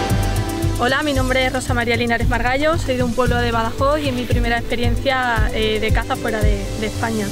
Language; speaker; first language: Spanish; native; Spanish